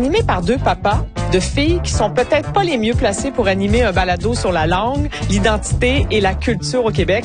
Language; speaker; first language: French; native; French